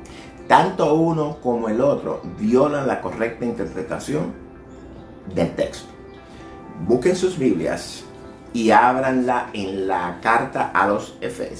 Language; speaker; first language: Spanish; native; Spanish